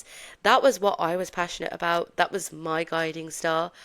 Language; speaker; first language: English; native; English